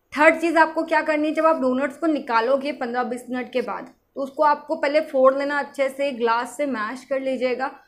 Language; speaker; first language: Hindi; native; Hindi